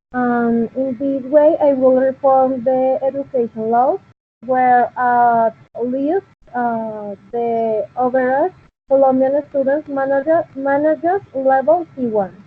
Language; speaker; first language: English; non-native, learner; Spanish